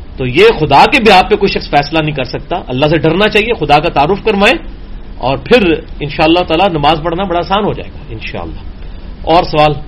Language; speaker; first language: Urdu; non-native, local second language; Punjabi